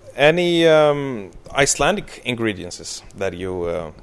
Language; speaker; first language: English; early bilingual, other home language; Icelandic